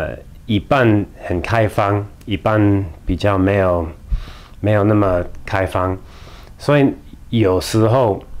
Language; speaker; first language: Chinese; non-native, fluent; English